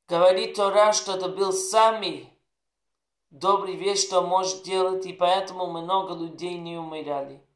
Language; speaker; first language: Russian; non-native, learner; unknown